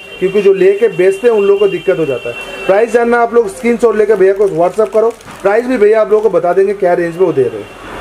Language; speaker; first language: Hindi; non-native, local second language; Bangla